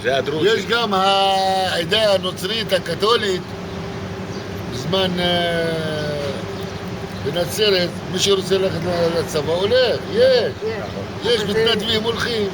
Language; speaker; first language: Hebrew; non-native, local second language; Arabic